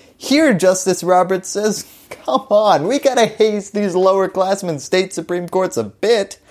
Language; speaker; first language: English; native; English